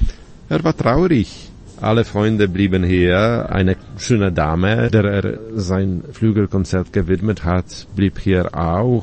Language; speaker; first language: German; non-native, fluent; Polish